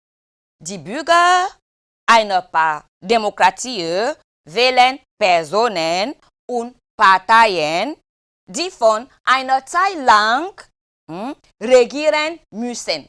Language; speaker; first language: German; non-native, learner; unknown